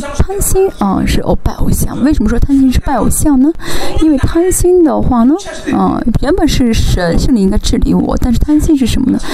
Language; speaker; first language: Chinese; non-native, fluent; Korean